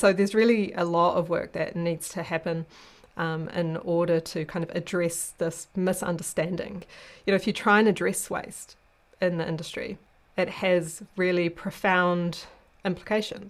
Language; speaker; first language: English; native; English